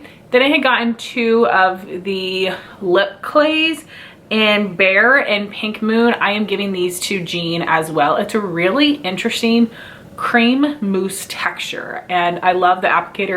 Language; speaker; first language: English; native; English